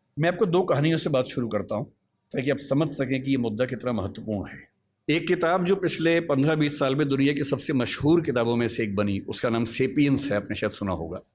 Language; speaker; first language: Hindi; native; Hindi